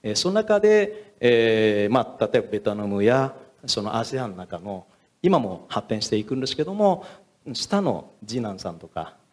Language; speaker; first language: Japanese; non-native, fluent; Vietnamese